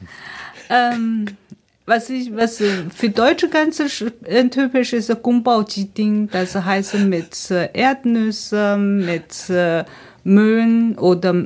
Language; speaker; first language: German; non-native, fluent; Chinese